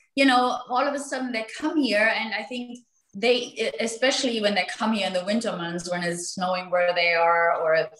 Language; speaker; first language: English; non-native, fluent; German